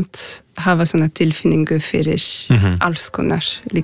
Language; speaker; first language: Icelandic; non-native, fluent; French